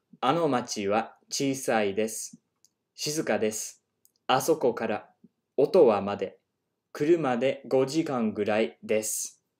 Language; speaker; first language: Japanese; non-native, learner; English